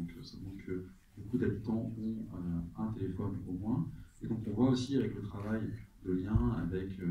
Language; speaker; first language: French; native; French